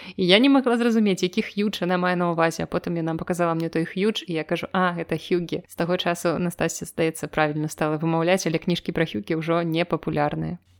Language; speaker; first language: Belarusian; non-native, local second language; Russian